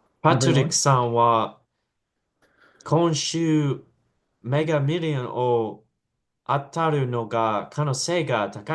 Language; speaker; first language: Japanese; non-native, learner; English